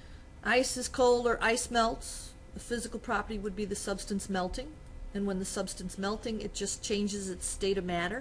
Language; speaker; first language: English; native; English